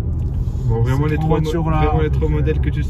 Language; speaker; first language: French; native; French